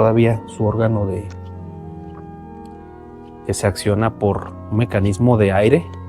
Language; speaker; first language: Spanish; native; Spanish